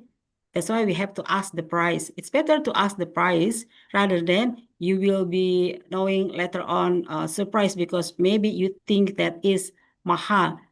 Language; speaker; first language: English; non-native, fluent; Indonesian